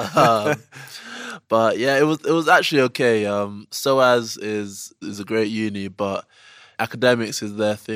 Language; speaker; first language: English; native; English